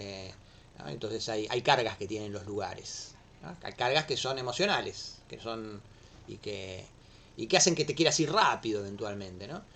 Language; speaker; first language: Spanish; native; Spanish